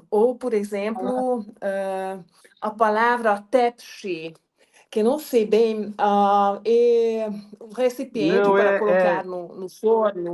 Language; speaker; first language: Portuguese; non-native, fluent; Hungarian